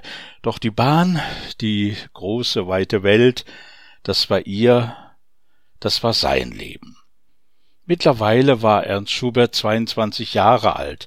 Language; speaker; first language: German; native; German